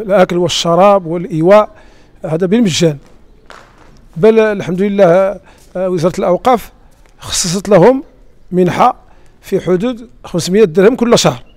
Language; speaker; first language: Arabic; native; Arabic